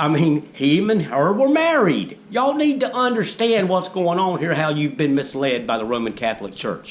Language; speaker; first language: English; native; English